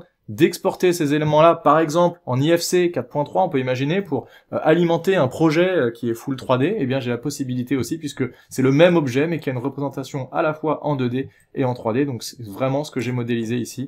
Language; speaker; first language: French; native; French